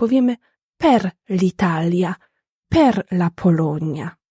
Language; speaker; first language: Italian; non-native, fluent; Polish